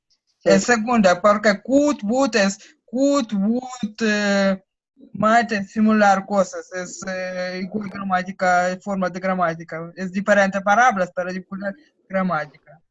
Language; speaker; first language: Spanish; non-native, learner; Russian